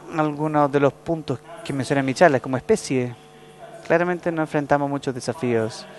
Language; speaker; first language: Spanish; non-native, fluent; English